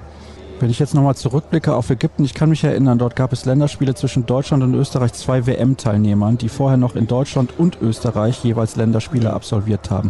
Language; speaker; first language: German; native; German